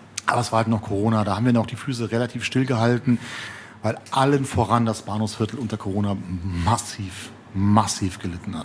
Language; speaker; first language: German; native; German